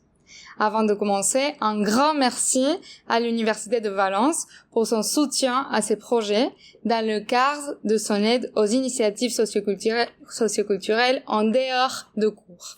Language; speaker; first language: French; non-native, fluent; Spanish